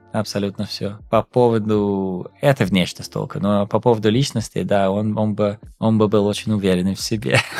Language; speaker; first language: Russian; non-native, fluent; English